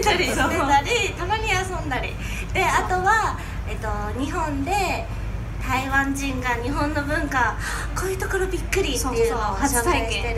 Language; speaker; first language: Japanese; native; Japanese